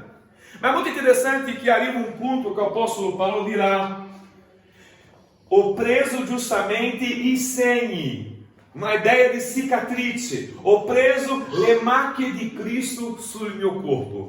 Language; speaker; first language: Italian; non-native, fluent; Portuguese